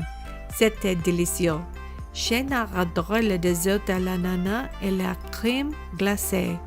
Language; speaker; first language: French; non-native, learner; English